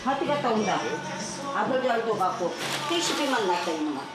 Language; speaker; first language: Korean; native; Korean